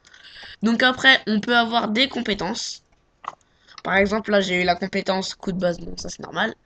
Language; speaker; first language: French; native; French